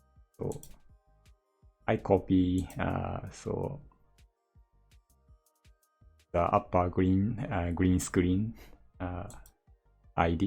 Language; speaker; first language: English; non-native, learner; Japanese